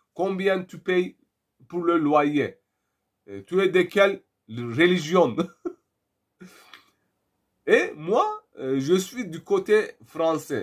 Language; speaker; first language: French; non-native, fluent; Turkish